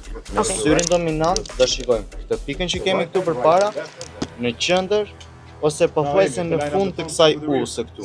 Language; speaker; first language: Albanian; native; Albanian